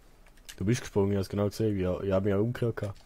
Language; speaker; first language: German; native; German